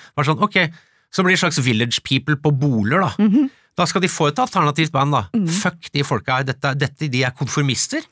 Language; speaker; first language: Norwegian; early bilingual, other home language; English